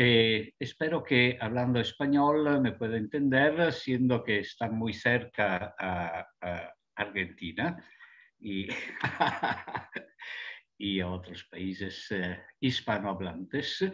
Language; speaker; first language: Spanish; non-native, fluent; Italian